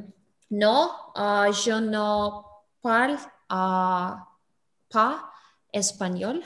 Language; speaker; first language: French; non-native, learner; English